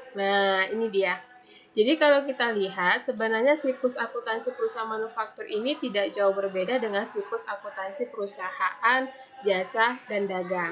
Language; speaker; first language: Indonesian; native; Indonesian